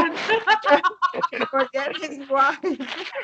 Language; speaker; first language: English; non-native, learner; Vietnamese